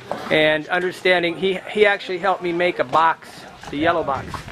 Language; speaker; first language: English; native; English